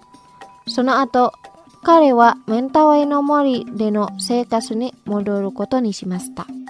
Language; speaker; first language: Japanese; non-native, fluent; Indonesian